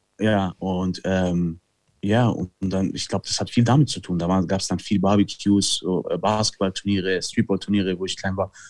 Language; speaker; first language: German; early bilingual, other home language; Italian